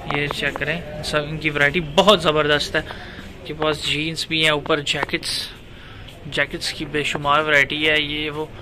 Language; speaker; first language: Urdu; non-native, local second language; Punjabi